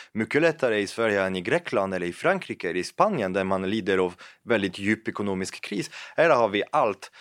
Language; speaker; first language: Swedish; non-native, fluent; French